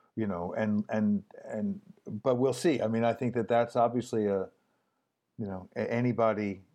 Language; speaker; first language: English; native; English